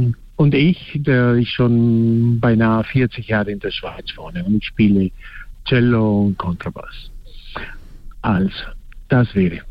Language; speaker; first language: German; non-native, fluent; Spanish